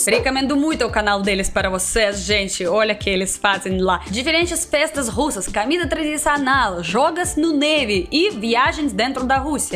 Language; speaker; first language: Portuguese; non-native, learner; Russian